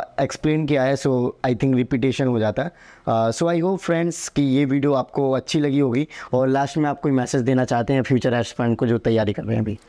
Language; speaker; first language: Hindi; native; Hindi